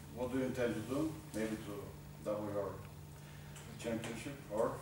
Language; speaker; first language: English; non-native, learner; Bulgarian